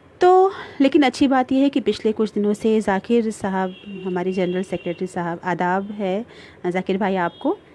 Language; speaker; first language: Hindi; native; Hindi